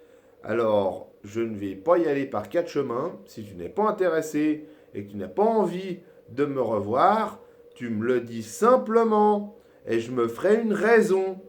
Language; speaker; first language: French; native; French